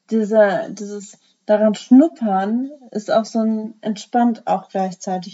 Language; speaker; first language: German; native; German